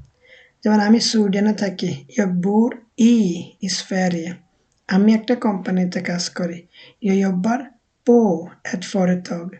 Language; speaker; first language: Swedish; non-native, fluent; Bangla